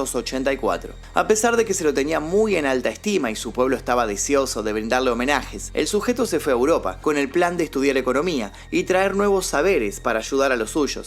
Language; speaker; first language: Spanish; native; Spanish